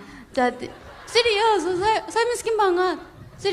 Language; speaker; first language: Indonesian; non-native, learner; Korean